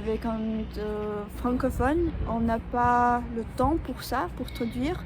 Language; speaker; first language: French; non-native, learner; English